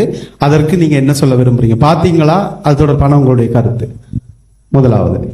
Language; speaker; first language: Tamil; native; Tamil